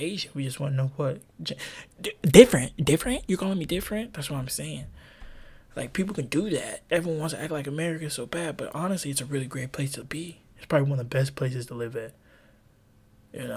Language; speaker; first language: English; native; English